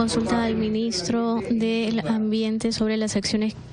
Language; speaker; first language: Spanish; native; Spanish